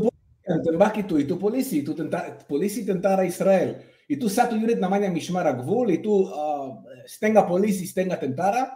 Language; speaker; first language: Indonesian; non-native, fluent; Hebrew